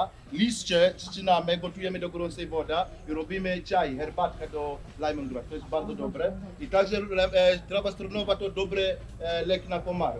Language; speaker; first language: Polish; non-native, learner; Swahili